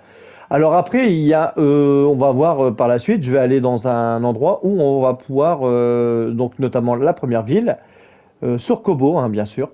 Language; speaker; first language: French; native; French